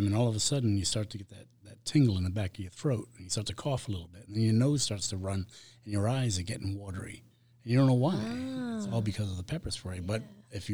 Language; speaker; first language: English; native; English